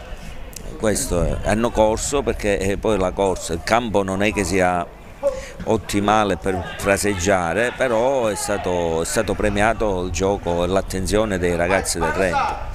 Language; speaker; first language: Italian; native; Italian